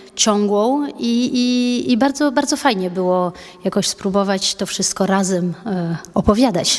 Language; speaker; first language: Polish; early bilingual, heritage; French